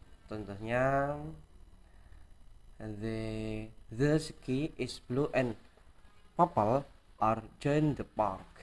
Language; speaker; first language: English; non-native, learner; Indonesian